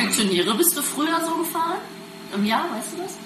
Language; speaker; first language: German; native; German